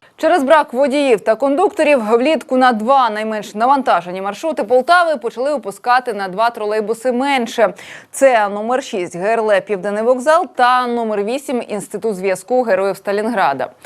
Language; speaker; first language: Ukrainian; native; Ukrainian